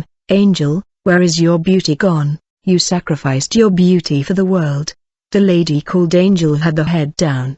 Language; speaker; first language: English; non-native, fluent; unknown